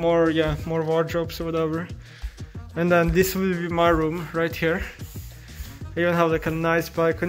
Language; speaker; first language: English; non-native, fluent; Slovenian